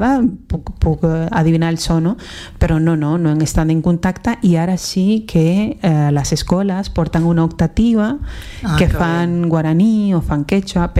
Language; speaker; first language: Catalan; non-native, fluent; Spanish